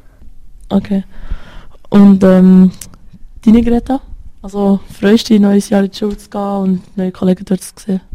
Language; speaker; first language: German; native; German